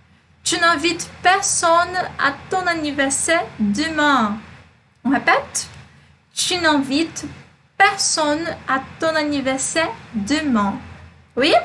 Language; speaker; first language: French; non-native, fluent; Portuguese